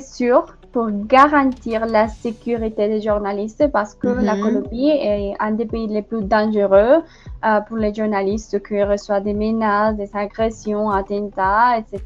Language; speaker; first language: French; non-native, fluent; Spanish